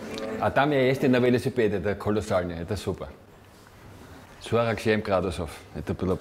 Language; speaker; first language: Russian; non-native, fluent; German